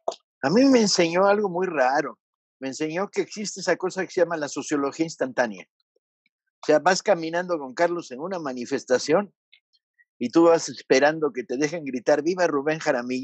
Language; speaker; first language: Spanish; native; Spanish